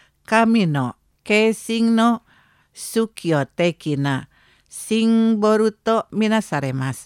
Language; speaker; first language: Japanese; non-native, fluent; Indonesian